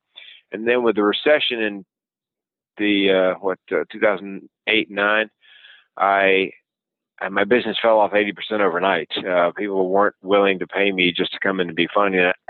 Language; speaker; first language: English; native; English